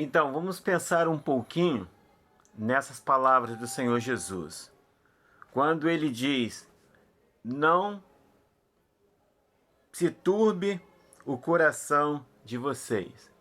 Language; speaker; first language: Portuguese; native; Portuguese